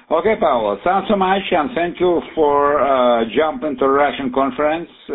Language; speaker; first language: English; non-native, fluent; Russian